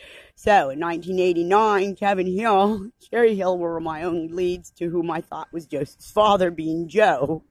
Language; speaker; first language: English; native; English